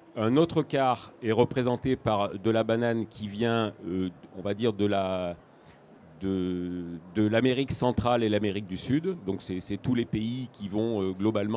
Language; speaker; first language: French; native; French